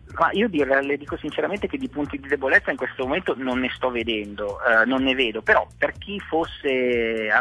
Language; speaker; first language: Italian; native; Italian